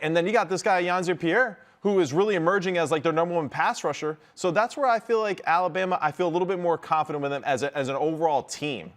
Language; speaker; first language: English; native; English